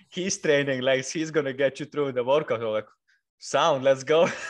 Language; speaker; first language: English; non-native, fluent; Lithuanian